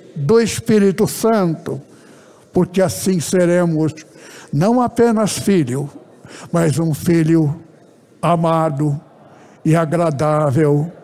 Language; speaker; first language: Portuguese; early bilingual, other home language; Japanese